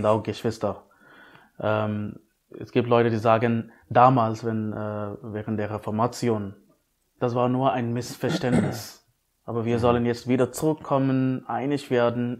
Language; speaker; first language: German; non-native, fluent; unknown